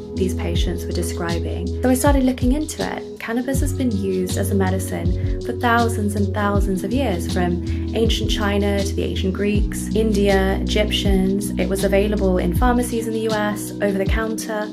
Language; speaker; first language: English; native; English